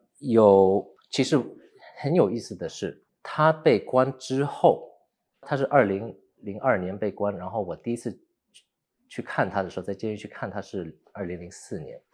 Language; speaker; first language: Chinese; early bilingual, heritage; Chinese